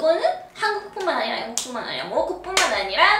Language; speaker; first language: Korean; non-native, fluent; Arabic